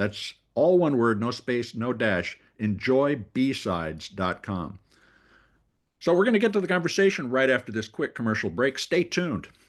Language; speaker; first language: English; native; English